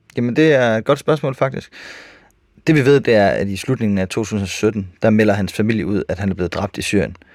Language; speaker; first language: Danish; native; Danish